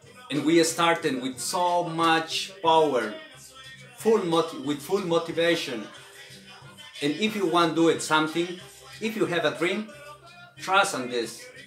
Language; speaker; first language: English; non-native, learner; Spanish